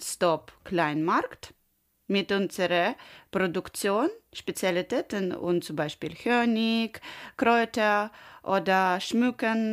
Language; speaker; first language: German; non-native, learner; Ukrainian